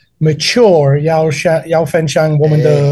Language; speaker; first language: Chinese; non-native, learner; English